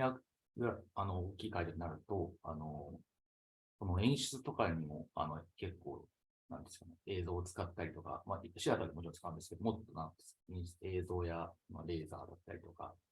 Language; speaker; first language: Japanese; native; Japanese